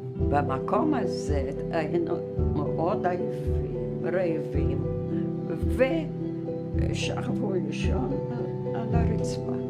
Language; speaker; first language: Hebrew; early bilingual, other home language; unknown